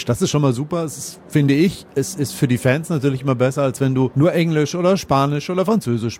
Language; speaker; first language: German; native; German